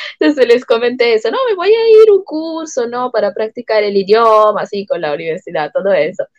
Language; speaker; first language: Spanish; non-native, fluent; Italian